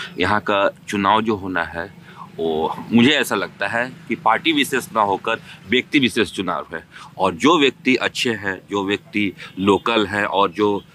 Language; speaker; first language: Hindi; native; Hindi